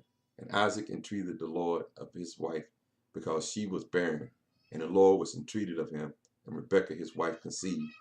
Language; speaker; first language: English; native; English